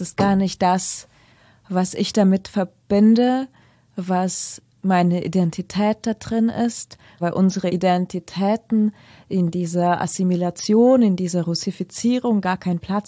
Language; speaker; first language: German; non-native, fluent; Russian